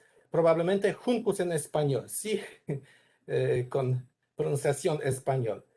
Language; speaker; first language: Spanish; non-native, learner; Polish